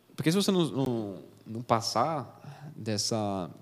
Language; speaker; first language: Portuguese; native; Portuguese